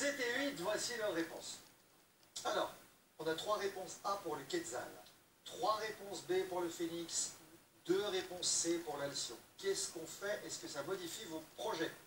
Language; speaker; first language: French; native; French